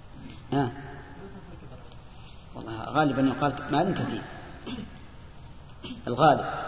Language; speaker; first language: Arabic; native; Arabic